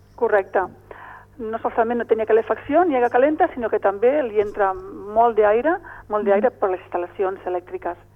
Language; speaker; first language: Catalan; non-native, local second language; Spanish